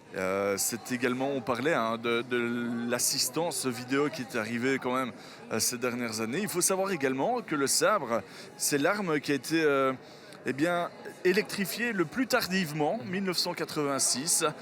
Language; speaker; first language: French; native; French